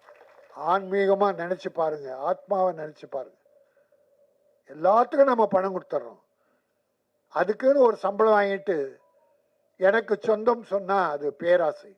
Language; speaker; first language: Tamil; native; Tamil